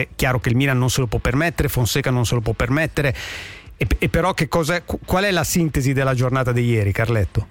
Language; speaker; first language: Italian; native; Italian